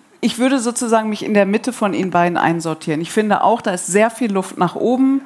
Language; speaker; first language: German; early bilingual, other home language; Arabic